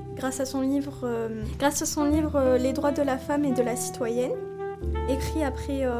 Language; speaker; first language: French; native; French